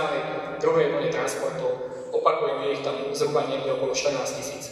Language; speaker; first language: Slovak; native; Slovak